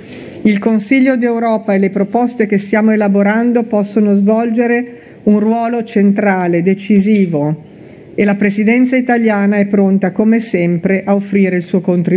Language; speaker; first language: Italian; native; Italian